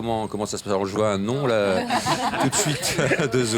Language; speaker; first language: French; native; French